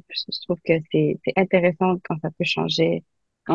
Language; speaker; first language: French; non-native, local second language; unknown